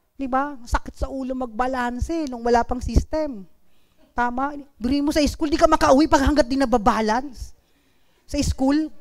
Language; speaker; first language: Filipino; non-native, local second language; Bikol